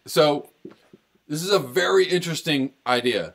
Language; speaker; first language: English; native; English